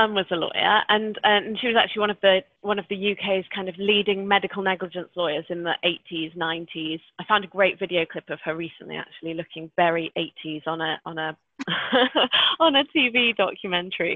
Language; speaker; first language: English; native; English